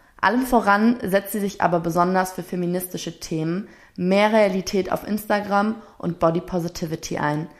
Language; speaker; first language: German; native; German